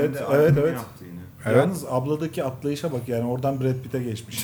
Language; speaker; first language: Turkish; native; Turkish